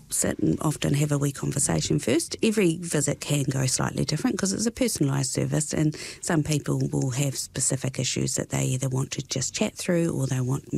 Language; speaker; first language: English; native; English